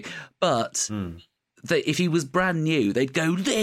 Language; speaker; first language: English; native; English